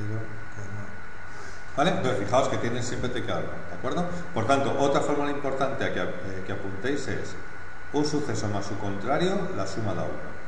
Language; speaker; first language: Spanish; native; Spanish